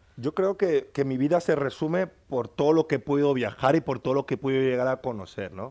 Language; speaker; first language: Spanish; native; Spanish